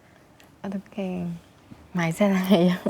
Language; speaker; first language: Korean; non-native, learner; Vietnamese